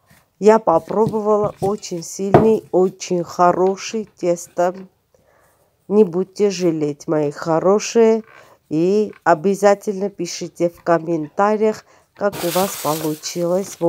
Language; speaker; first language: Russian; non-native, fluent; Armenian